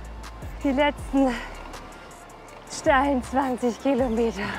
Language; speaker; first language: German; native; German